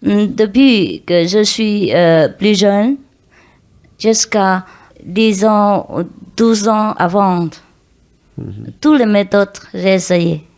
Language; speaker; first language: French; non-native, learner; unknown